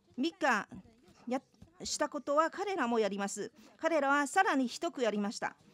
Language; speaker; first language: Japanese; non-native, fluent; Chinese